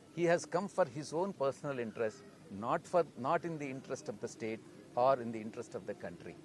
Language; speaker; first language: English; non-native, local second language; Telugu